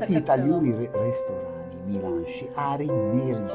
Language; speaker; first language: Georgian; non-native, learner; Italian